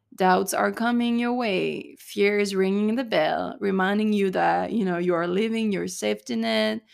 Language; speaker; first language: English; non-native, fluent; French